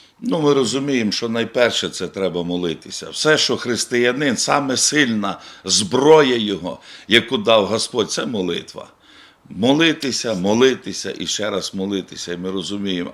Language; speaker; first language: Ukrainian; native; Ukrainian